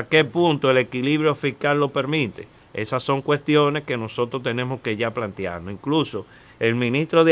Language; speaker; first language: Spanish; native; Spanish